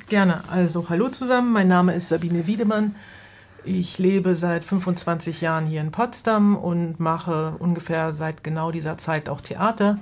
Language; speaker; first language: German; native; German